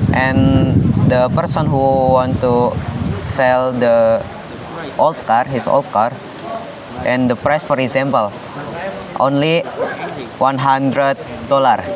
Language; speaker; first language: English; non-native, learner; Indonesian